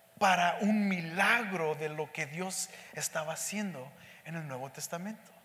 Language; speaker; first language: Spanish; early bilingual, heritage; Spanish